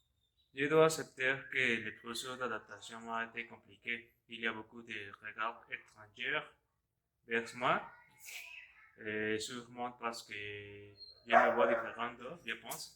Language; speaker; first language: French; non-native, learner; Spanish